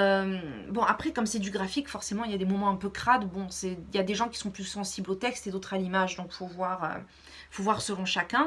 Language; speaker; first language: French; native; French